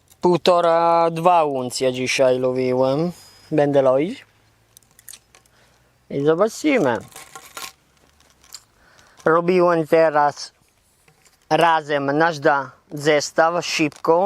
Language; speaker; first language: Polish; non-native, learner; Italian